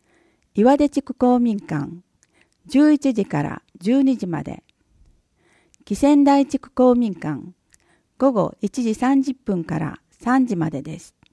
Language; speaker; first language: Japanese; native; Japanese